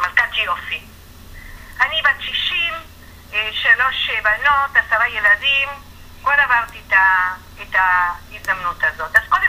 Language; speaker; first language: Hebrew; non-native, fluent; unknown